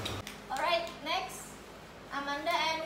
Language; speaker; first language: English; non-native, learner; Indonesian